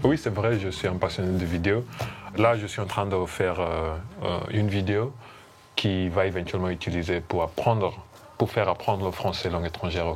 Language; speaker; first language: French; non-native, fluent; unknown